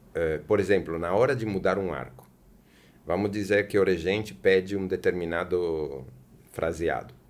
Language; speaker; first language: Portuguese; non-native, fluent; Italian